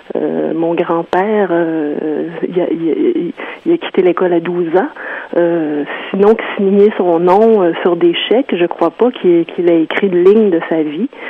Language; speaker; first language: French; native; French